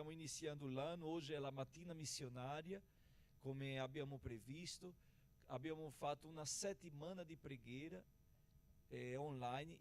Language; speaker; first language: Italian; non-native, fluent; Portuguese